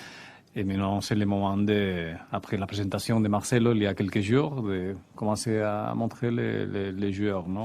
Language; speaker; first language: French; non-native, fluent; Spanish